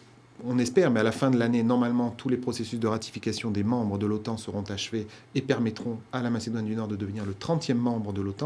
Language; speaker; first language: French; native; French